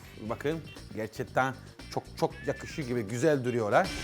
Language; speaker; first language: Turkish; non-native, learner; Italian